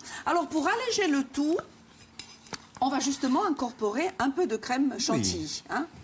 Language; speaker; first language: French; native; French